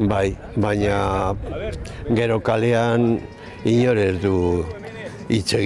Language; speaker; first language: Basque; non-native, local second language; Spanish